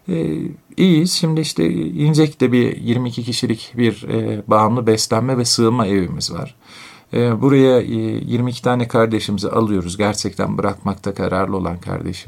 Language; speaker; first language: Turkish; native; Turkish